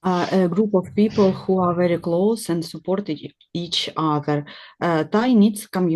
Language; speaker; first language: English; non-native, learner; Russian